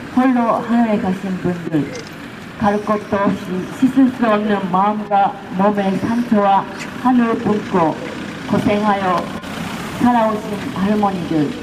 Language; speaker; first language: Korean; non-native, fluent; Japanese